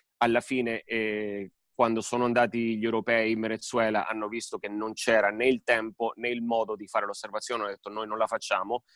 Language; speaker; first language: Italian; early bilingual, heritage; Spanish